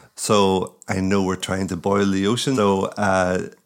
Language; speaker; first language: English; native; English